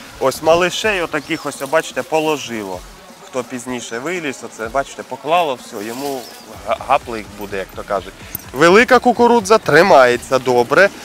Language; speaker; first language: Ukrainian; non-native, local second language; Russian